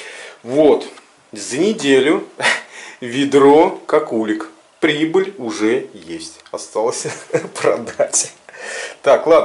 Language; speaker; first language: Russian; native; Russian